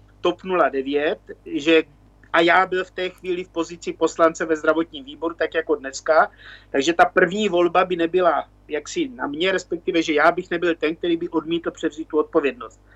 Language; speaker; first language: Czech; native; Czech